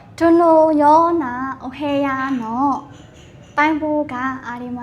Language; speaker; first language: Japanese; non-native, learner; Burmese